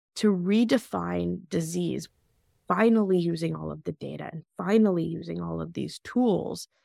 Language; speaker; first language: English; early bilingual, other home language; Russian